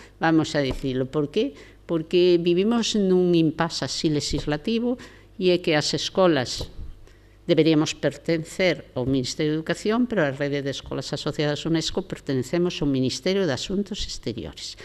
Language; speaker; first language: Galician; non-native, local second language; Spanish